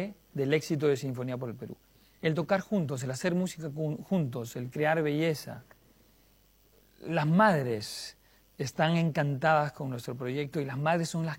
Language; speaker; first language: Spanish; native; Spanish